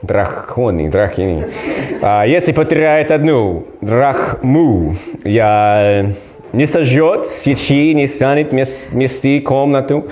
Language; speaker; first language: Russian; non-native, learner; English